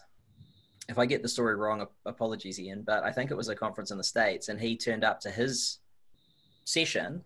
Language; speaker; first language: English; native; English